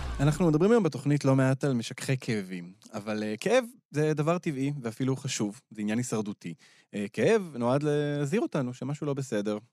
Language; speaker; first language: Hebrew; native; Hebrew